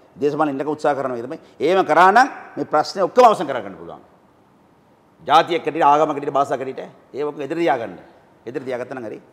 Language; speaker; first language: Sinhala; non-native, local second language; Tamil